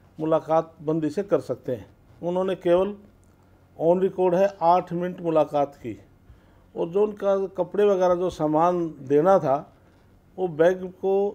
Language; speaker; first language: Hindi; native; Hindi